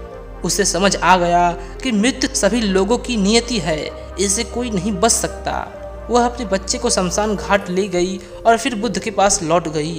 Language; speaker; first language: Hindi; native; Hindi